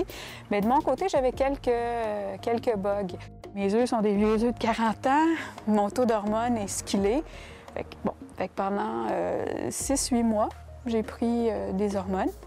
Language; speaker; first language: French; native; French